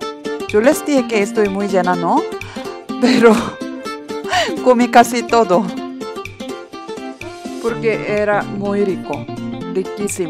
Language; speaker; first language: Spanish; non-native, learner; Korean